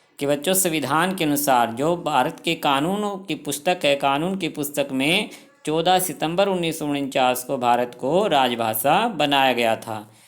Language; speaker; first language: Hindi; native; Hindi